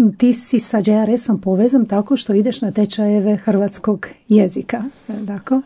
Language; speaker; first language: Croatian; native; Croatian